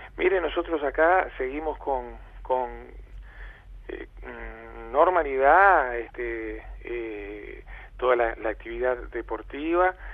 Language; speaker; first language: Spanish; native; Spanish